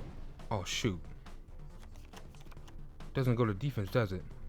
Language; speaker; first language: English; native; English